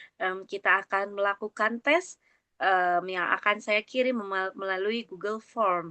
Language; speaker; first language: Indonesian; native; Indonesian